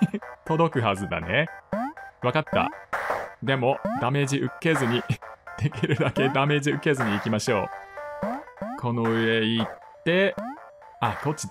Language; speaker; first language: Japanese; non-native, fluent; English